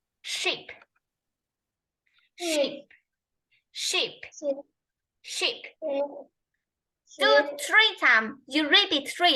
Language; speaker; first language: English; non-native, fluent; Vietnamese